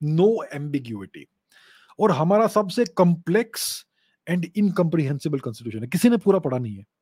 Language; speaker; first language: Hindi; non-native, local second language; Gujarati